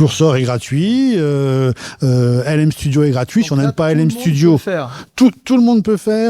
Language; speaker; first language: French; native; French